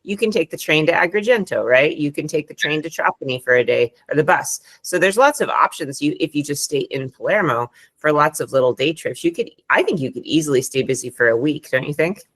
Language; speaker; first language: English; non-native, fluent; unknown